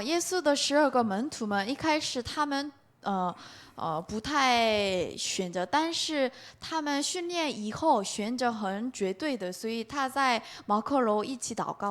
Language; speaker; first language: Chinese; non-native, learner; Korean